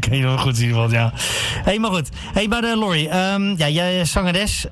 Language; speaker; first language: Dutch; native; Dutch